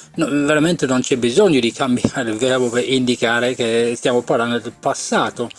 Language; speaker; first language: Italian; non-native, fluent; English